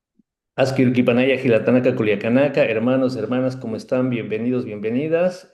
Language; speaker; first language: Spanish; native; Spanish